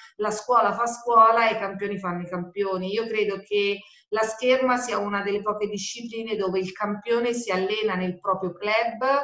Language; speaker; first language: Italian; native; Italian